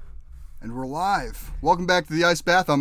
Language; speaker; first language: English; native; English